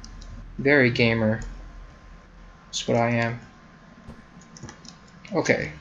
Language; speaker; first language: English; native; English